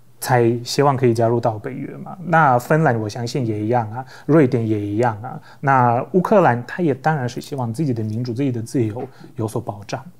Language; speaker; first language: Chinese; non-native, fluent; Polish